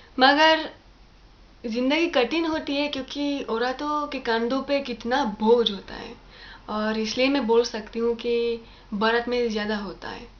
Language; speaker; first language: Hindi; non-native, fluent; French